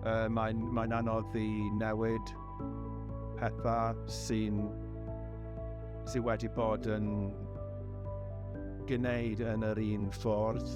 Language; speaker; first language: Welsh; non-native, learner; English